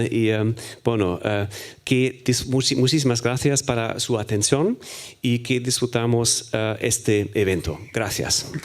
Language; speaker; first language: Spanish; non-native, fluent; German